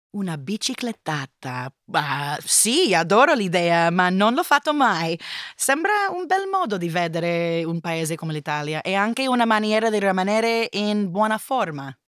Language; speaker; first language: Italian; non-native, learner; English